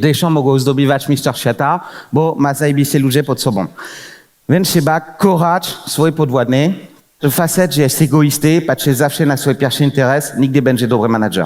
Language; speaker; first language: Polish; non-native, fluent; French